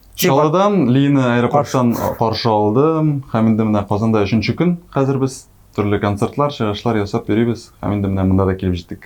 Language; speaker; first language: Tatar; native; Tatar